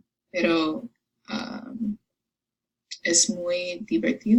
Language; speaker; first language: Spanish; non-native, learner; English